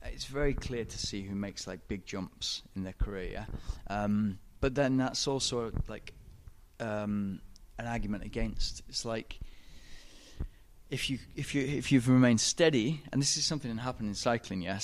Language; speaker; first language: English; native; English